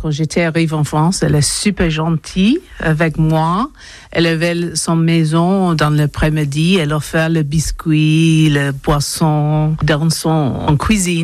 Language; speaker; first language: French; non-native, learner; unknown